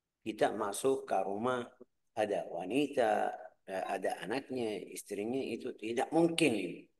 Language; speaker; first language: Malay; non-native, fluent; Arabic